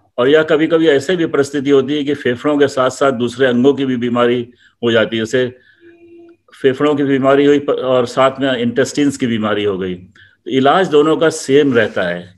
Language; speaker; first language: Hindi; native; Hindi